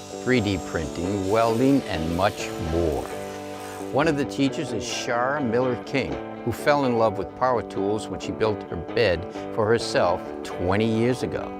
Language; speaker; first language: English; native; English